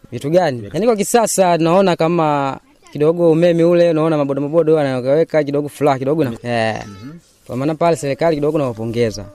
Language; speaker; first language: Swahili; non-native, local second language; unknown